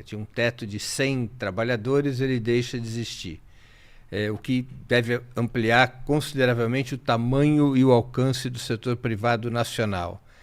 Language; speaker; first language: Portuguese; native; Portuguese